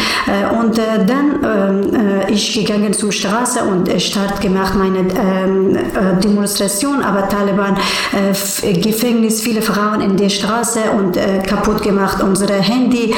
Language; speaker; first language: German; non-native, learner; Persian